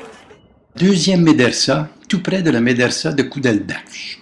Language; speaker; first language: French; native; French